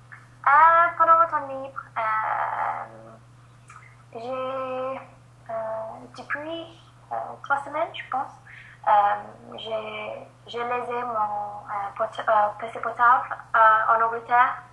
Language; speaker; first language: French; non-native, learner; English